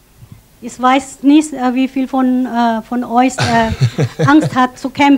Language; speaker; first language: German; non-native, fluent; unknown